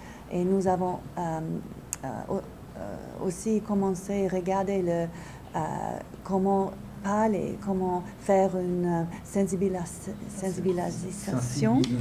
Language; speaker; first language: French; non-native, fluent; English